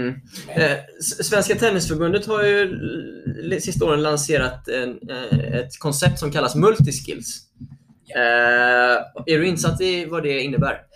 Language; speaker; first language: Swedish; native; Swedish